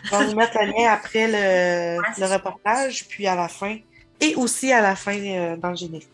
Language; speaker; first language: French; native; French